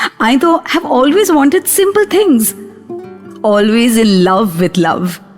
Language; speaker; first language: English; non-native, local second language; Bangla